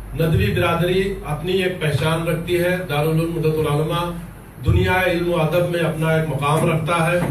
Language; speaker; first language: Urdu; native; Urdu